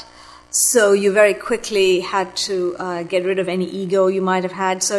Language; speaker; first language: English; non-native, local second language; Tamil